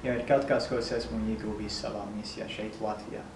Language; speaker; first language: Latvian; non-native, fluent; English